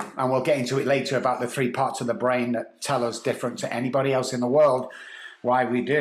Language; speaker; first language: English; native; English